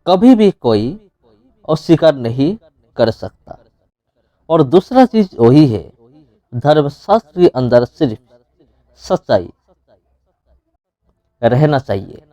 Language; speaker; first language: Hindi; non-native, local second language; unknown